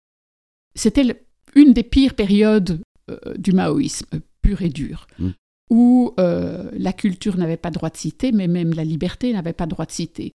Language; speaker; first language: French; native; French